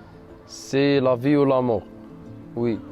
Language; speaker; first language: French; non-native, learner; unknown